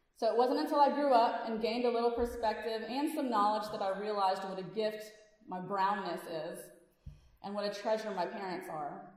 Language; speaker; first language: English; early bilingual, other home language; Hindi